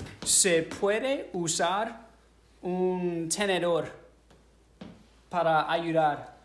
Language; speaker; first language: Spanish; non-native, fluent; English